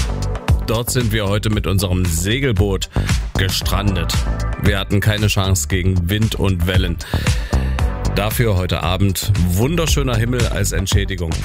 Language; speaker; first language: German; native; German